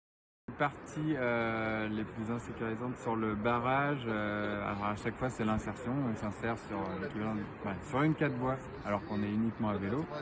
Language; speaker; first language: French; native; French